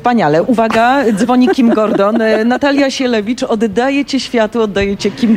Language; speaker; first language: Polish; native; Polish